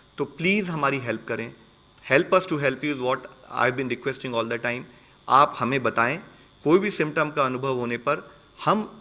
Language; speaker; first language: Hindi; native; Hindi